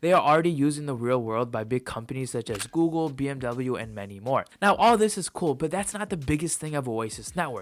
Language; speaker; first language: English; native; English